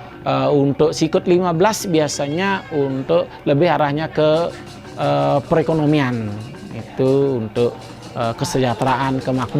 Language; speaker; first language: Indonesian; native; Indonesian